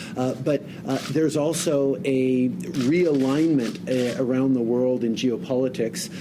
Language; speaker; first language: English; early bilingual, other home language; French